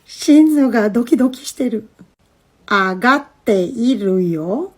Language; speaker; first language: Japanese; non-native, fluent; Filipino